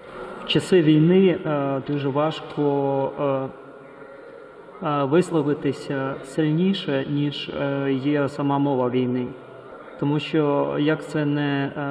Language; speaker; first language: Ukrainian; native; Ukrainian